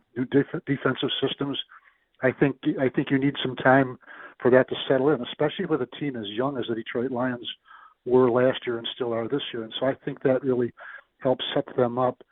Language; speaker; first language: English; native; English